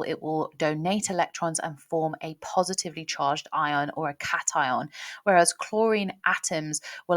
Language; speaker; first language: English; native; English